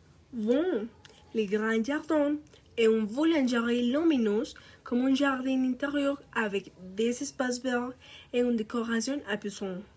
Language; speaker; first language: French; non-native, learner; Spanish